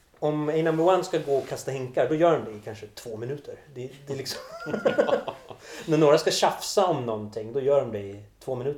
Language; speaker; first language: Swedish; native; Swedish